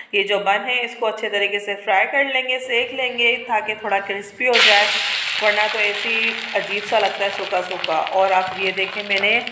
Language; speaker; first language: Urdu; native; Urdu